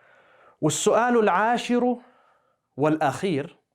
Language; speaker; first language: Arabic; non-native, fluent; English